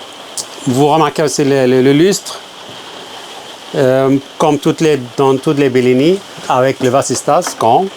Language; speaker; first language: French; non-native, fluent; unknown